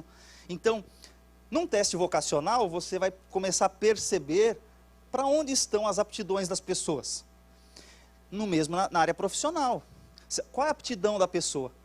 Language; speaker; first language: Portuguese; native; Portuguese